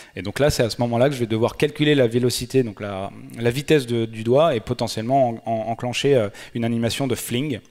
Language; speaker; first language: French; native; French